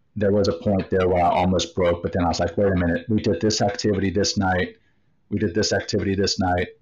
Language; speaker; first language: English; native; English